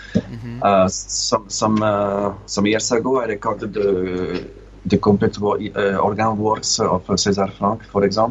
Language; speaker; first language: English; non-native, learner; Italian